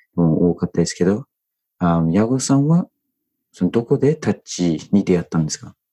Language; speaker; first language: Japanese; non-native, fluent; English